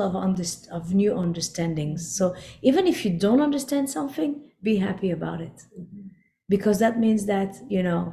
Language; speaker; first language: English; non-native, fluent; Hebrew